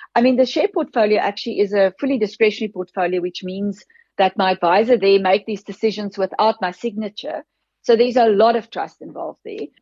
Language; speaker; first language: English; non-native, local second language; Afrikaans